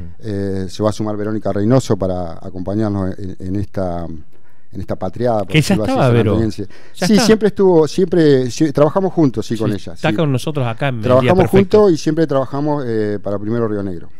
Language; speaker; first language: Spanish; native; Spanish